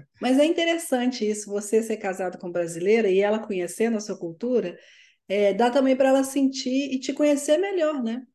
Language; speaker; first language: Portuguese; native; Portuguese